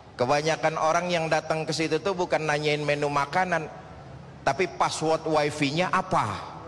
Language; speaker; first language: Indonesian; native; Indonesian